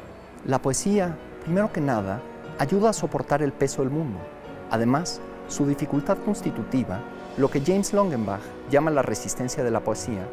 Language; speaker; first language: Spanish; native; Spanish